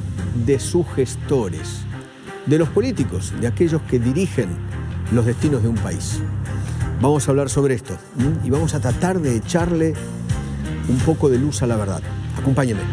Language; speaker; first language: Spanish; native; Spanish